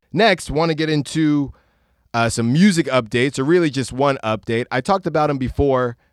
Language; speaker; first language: English; early bilingual, other home language; Spanish